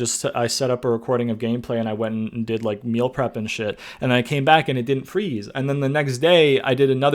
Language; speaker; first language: English; native; English